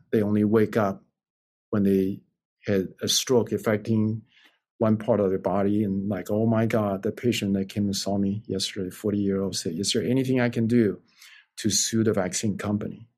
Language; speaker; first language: English; non-native, fluent; Chinese